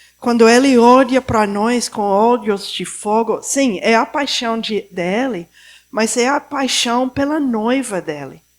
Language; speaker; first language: Portuguese; non-native, fluent; Spanish